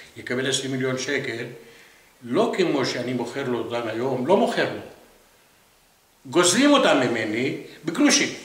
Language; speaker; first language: Hebrew; non-native, local second language; Arabic